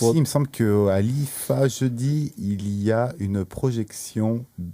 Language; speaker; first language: French; native; French